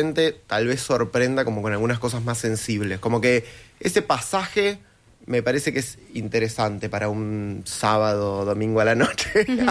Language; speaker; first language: Spanish; native; Spanish